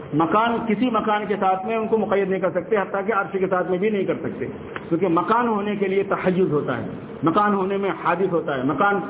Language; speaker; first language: Urdu; native; Urdu